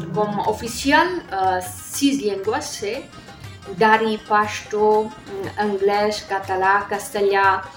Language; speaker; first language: Catalan; non-native, fluent; Persian